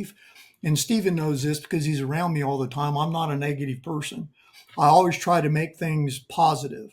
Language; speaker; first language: English; native; English